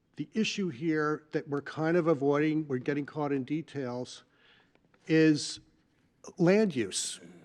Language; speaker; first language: English; native; English